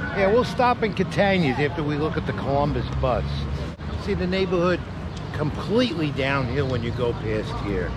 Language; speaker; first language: English; native; English